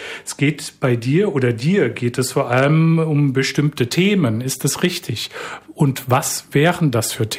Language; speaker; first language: German; native; German